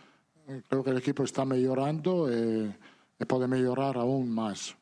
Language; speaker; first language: Portuguese; non-native, learner; Italian